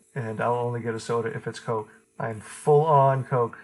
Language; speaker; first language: English; native; English